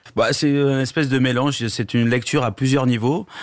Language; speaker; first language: French; native; French